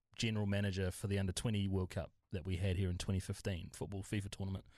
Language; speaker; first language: English; native; English